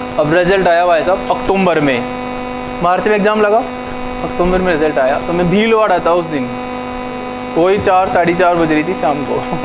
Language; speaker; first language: Hindi; native; Hindi